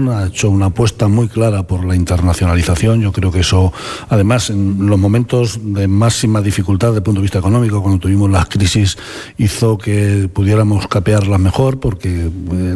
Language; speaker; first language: Spanish; native; Spanish